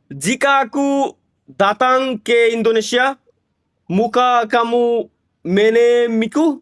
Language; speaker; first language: Indonesian; non-native, learner; Bangla